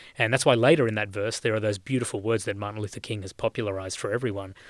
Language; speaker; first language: English; native; English